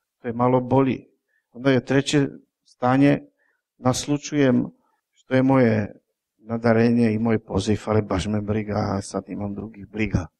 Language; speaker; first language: Croatian; non-native, fluent; Czech